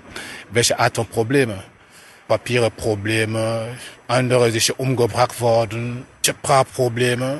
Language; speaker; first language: German; non-native, fluent; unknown